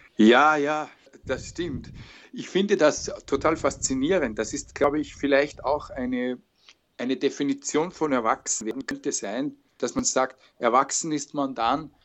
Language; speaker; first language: German; native; German